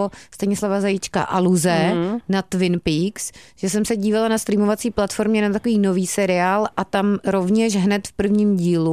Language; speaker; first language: Czech; native; Czech